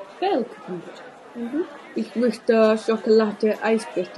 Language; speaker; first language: German; non-native, learner; English